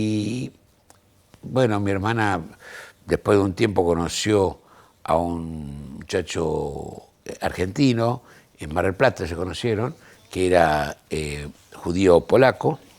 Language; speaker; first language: Spanish; early bilingual, other home language; Ladino